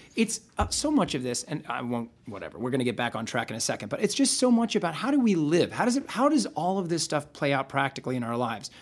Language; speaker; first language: English; native; English